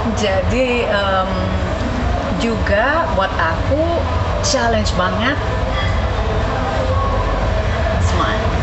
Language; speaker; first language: Indonesian; non-native, fluent; Spanish